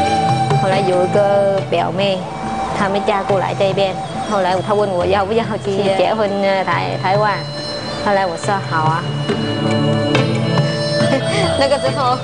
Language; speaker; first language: Chinese; non-native, learner; Vietnamese